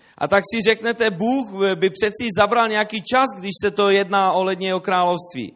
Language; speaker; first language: Czech; native; Czech